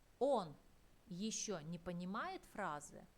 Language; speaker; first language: Russian; non-native, fluent; Turkish